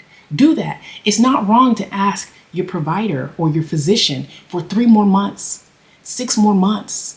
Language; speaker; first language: English; native; English